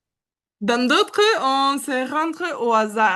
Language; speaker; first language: French; non-native, learner; Spanish